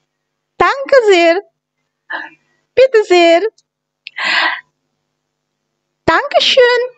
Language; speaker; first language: German; non-native, fluent; Indonesian